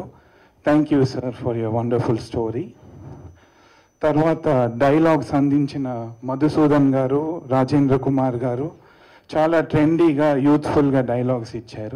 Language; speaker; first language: Telugu; native; Telugu